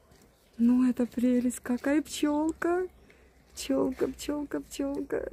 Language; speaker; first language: Russian; native; Russian